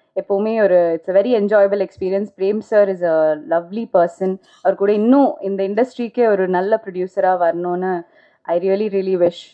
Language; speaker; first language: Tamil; non-native, local second language; Malayalam